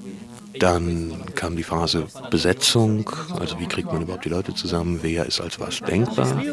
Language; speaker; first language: German; native; German